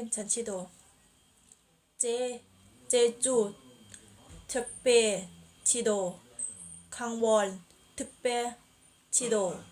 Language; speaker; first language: Korean; non-native, learner; Thai